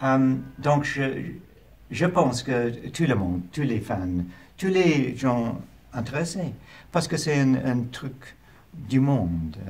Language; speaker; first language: French; non-native, learner; English